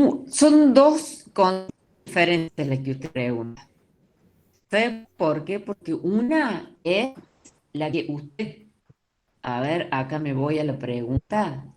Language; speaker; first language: Spanish; native; Spanish